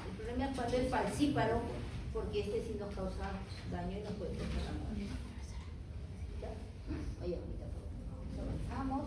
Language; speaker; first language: Spanish; native; Spanish